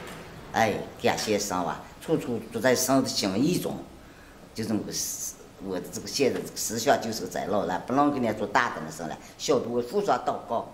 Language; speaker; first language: Chinese; native; Chinese